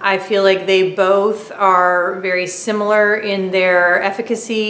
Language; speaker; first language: English; native; English